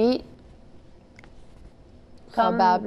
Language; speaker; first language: French; non-native, local second language; English